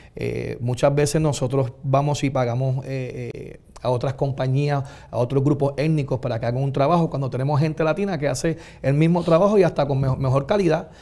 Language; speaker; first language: Spanish; native; Spanish